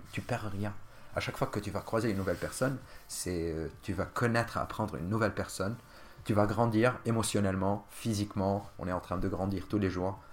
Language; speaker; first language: French; non-native, local second language; Arabic